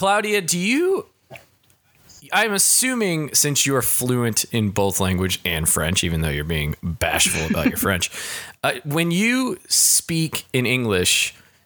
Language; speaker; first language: English; native; English